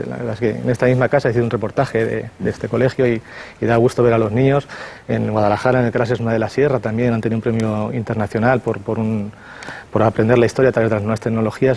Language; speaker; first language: Spanish; native; Spanish